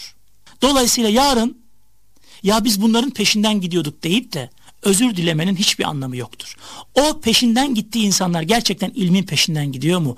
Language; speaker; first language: Turkish; native; Turkish